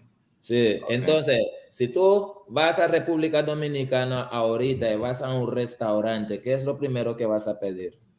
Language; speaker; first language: Spanish; early bilingual, heritage; Spanish